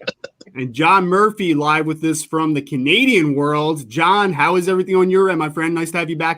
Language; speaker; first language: English; native; English